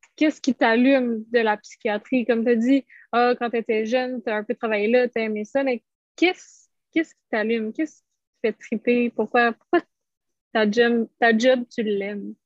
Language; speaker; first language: French; native; French